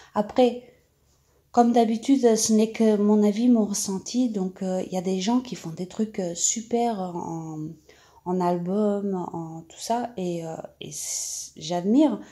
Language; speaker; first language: French; native; French